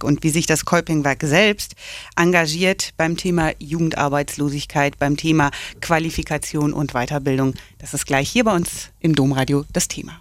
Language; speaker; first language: German; native; German